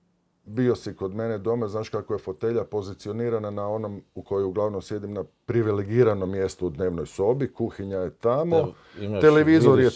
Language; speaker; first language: Serbian; native; Serbian